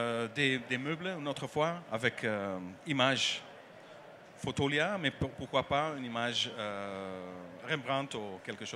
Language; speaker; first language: French; non-native, learner; Dutch